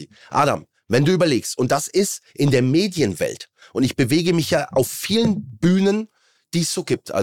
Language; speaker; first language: German; native; German